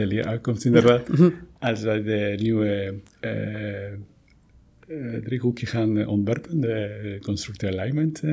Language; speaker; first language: Dutch; non-native, fluent; Spanish